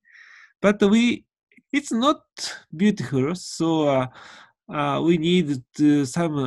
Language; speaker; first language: English; non-native, learner; Japanese